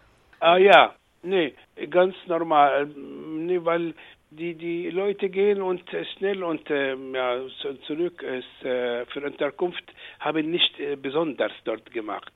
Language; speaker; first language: German; non-native, fluent; Arabic